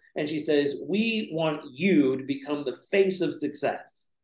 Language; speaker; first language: English; native; English